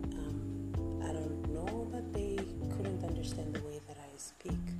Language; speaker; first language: English; non-native, fluent; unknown